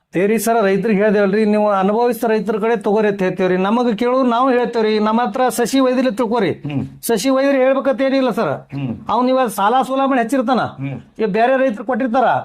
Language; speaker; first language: Kannada; native; Kannada